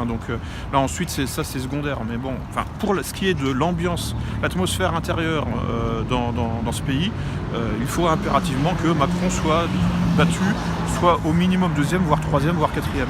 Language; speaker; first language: French; native; French